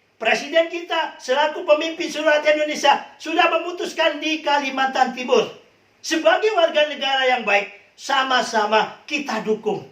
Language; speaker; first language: Indonesian; native; Indonesian